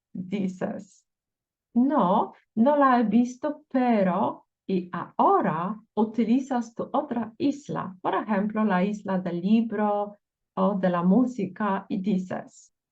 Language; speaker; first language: Spanish; non-native, fluent; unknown